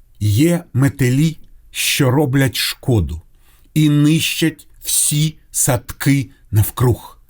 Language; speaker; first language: Ukrainian; non-native, local second language; Russian